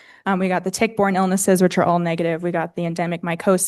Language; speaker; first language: English; native; English